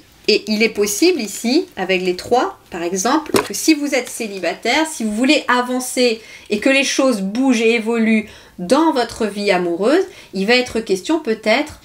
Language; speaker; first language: French; native; French